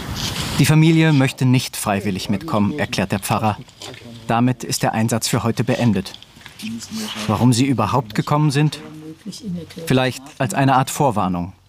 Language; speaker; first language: German; native; German